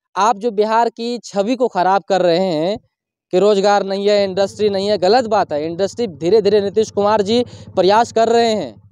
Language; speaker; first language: Hindi; native; Hindi